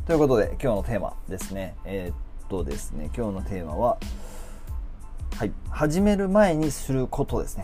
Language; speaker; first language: Japanese; native; Japanese